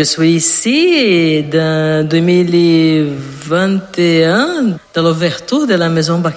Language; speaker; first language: French; non-native, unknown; Portuguese